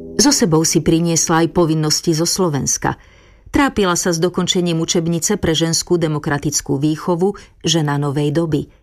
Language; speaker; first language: Slovak; native; Slovak